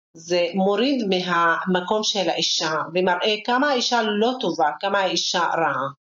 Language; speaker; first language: Hebrew; non-native, local second language; Arabic